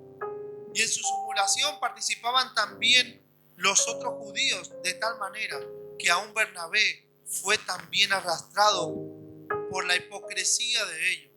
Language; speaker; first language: Spanish; native; Spanish